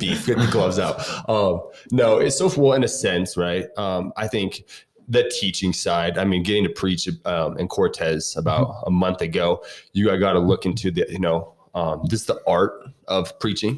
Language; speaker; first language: English; native; English